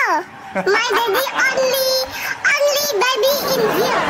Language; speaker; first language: English; non-native, learner; Indonesian